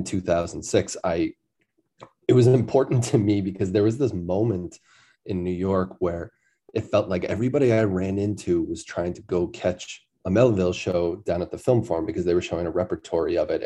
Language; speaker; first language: English; native; English